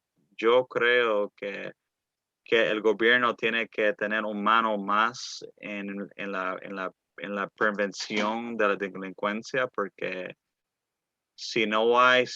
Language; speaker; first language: Spanish; early bilingual, heritage; Spanish